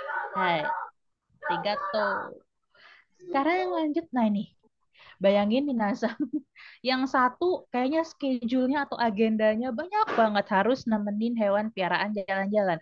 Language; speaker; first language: Indonesian; native; Indonesian